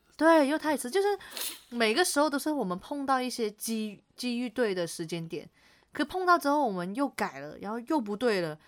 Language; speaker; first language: Chinese; native; Chinese